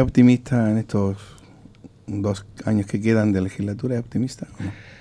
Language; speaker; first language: Spanish; native; Spanish